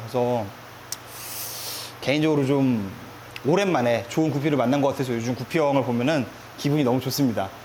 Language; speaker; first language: Korean; native; Korean